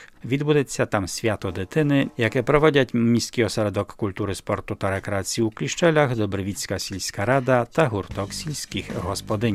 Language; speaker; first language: Ukrainian; native; Ukrainian